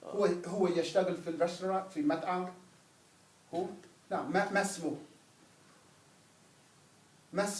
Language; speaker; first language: Arabic; non-native, fluent; English